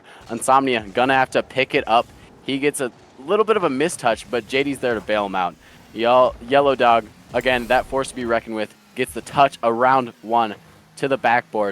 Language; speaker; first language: English; native; English